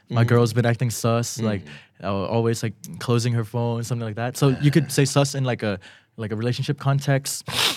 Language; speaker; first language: English; early bilingual, other home language; Thai